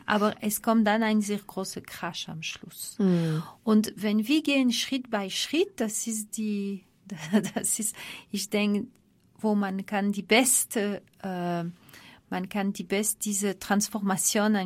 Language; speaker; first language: German; non-native, fluent; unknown